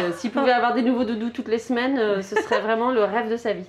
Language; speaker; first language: French; native; French